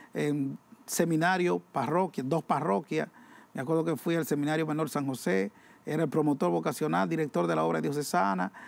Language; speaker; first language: Spanish; native; Spanish